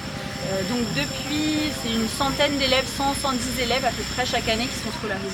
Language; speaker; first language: French; native; French